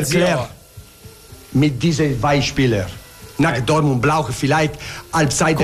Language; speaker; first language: German; non-native, learner; Italian